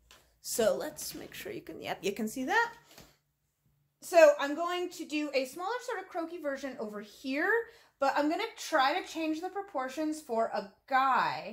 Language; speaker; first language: English; native; English